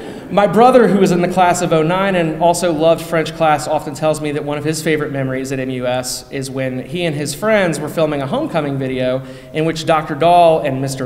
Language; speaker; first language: English; native; English